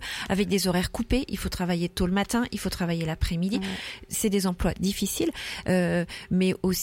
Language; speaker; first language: French; native; French